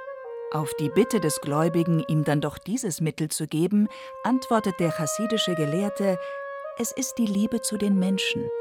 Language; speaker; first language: German; native; German